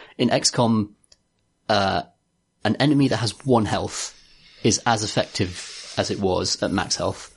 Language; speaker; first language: English; native; English